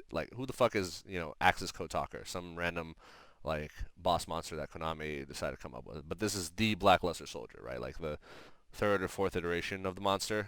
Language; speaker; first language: English; native; English